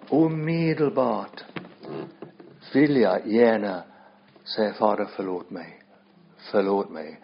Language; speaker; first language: Swedish; non-native, fluent; English